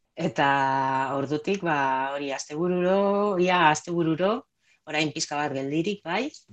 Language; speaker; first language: Basque; non-native, local second language; Spanish